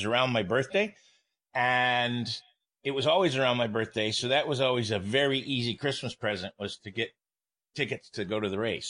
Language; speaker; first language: English; native; English